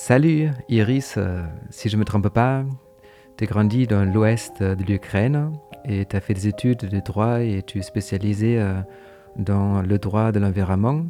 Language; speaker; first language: French; native; French